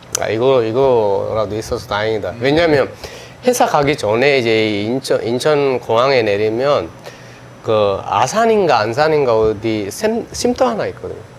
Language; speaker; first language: Korean; non-native, fluent; Sinhala